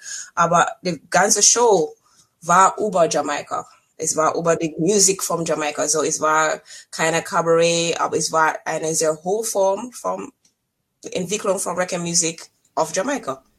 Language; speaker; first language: German; non-native, fluent; English